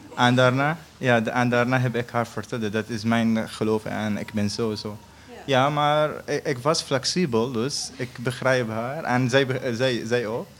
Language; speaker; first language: Dutch; non-native, learner; Arabic